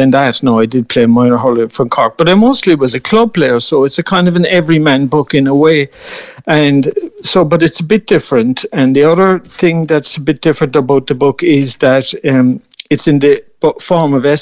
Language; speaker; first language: English; native; English